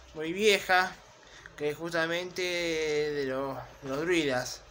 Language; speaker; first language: Spanish; native; Spanish